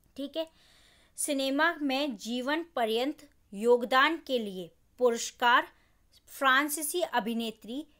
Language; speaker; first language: Hindi; native; Hindi